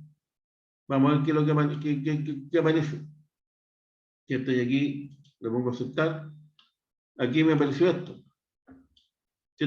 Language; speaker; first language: Spanish; native; Spanish